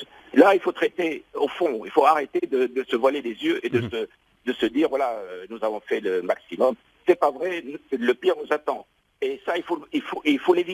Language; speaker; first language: French; non-native, local second language; Arabic